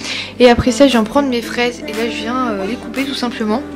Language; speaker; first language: French; native; French